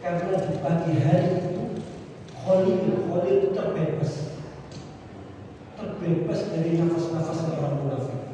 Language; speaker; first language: Indonesian; non-native, local second language; Javanese